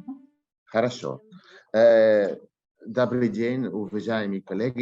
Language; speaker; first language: Russian; non-native, learner; Dutch